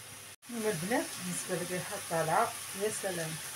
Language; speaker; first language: Arabic; native; Arabic